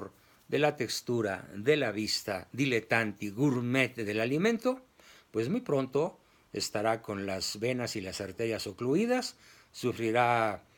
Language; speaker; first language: Spanish; native; Spanish